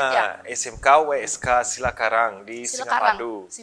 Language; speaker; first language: Indonesian; early bilingual, other home language; English